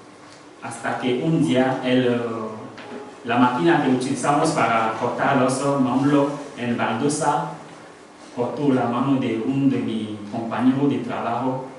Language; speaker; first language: Spanish; non-native, learner; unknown